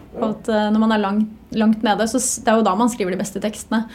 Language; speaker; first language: Norwegian; native; Norwegian